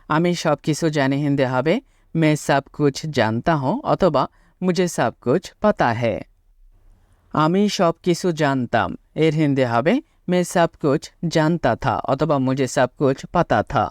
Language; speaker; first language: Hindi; non-native, fluent; Bangla